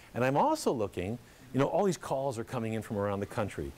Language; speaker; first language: English; native; English